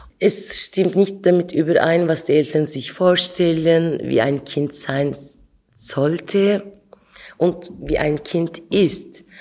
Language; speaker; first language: German; non-native, fluent; Turkish